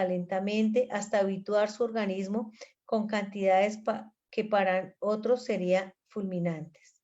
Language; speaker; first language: Spanish; native; Spanish